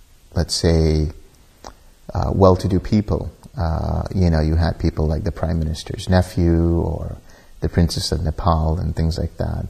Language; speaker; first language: English; native; English